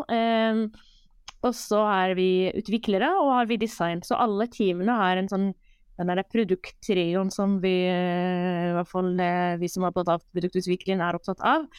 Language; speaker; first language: Norwegian; non-native, fluent; Arabic